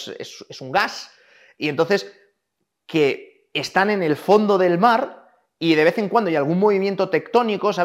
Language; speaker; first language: Spanish; native; Spanish